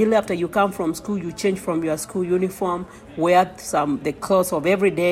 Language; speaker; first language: English; non-native, local second language; Kamba